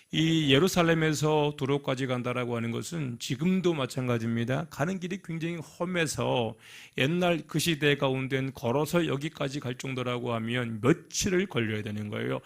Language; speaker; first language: Korean; native; Korean